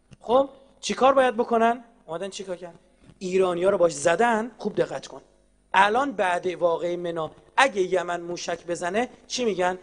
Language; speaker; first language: Persian; native; Persian